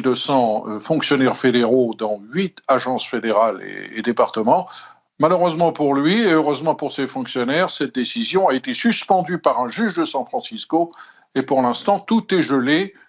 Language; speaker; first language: French; native; French